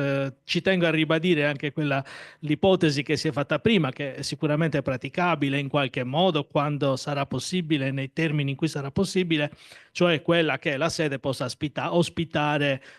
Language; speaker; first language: Italian; native; Italian